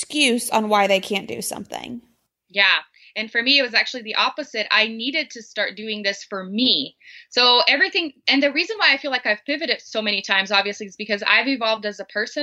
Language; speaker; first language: English; non-native, fluent; Portuguese